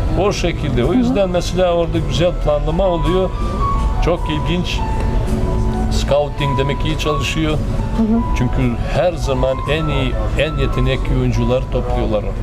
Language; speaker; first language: Turkish; non-native, fluent; Serbian